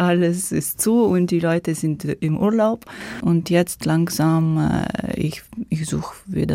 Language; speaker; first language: German; non-native, learner; Ukrainian